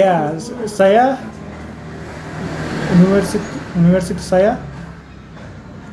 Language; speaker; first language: Indonesian; non-native, learner; Turkish